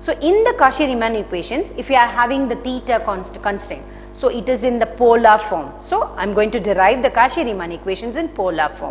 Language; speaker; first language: English; non-native, local second language; Tamil